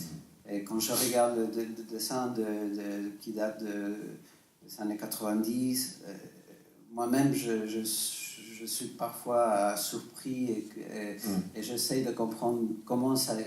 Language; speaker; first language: French; non-native, fluent; Spanish